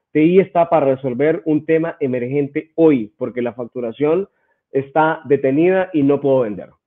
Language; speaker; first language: Spanish; native; Spanish